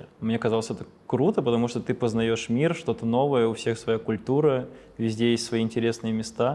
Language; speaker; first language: Russian; native; Russian